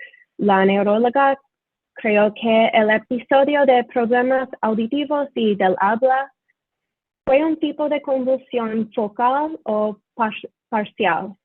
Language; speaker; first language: Spanish; non-native, fluent; English